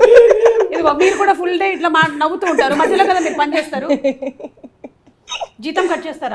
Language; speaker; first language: Telugu; native; Telugu